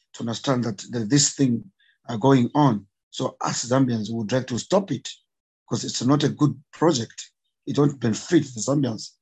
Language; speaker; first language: English; non-native, local second language; Bemba